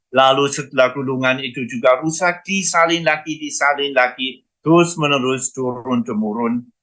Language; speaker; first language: Indonesian; non-native, fluent; German